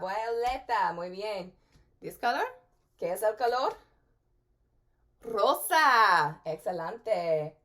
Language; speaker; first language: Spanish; non-native, learner; English